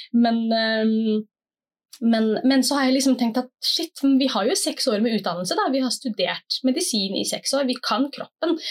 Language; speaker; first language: Norwegian; early bilingual, other home language; Somali